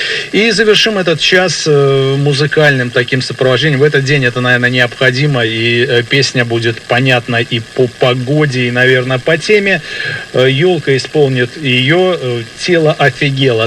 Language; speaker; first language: Russian; native; Russian